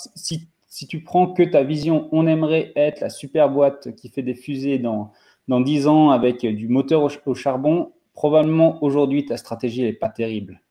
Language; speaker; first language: French; native; French